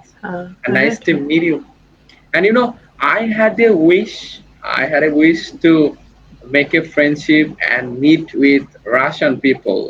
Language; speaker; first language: English; non-native, learner; Bangla